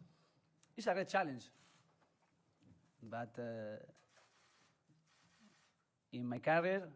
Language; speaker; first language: English; non-native, learner; Spanish